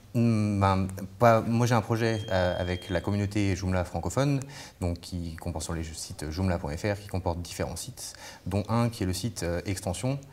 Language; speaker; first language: French; native; French